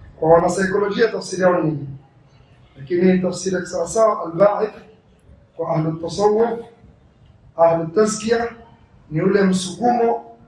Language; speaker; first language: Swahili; native; Swahili